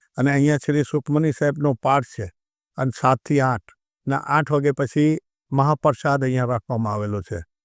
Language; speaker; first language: Gujarati; non-native, local second language; Sindhi